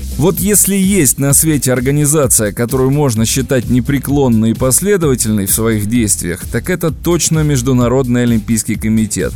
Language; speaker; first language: Russian; native; Russian